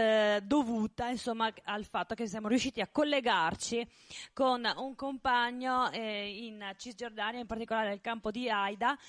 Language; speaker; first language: Italian; native; Italian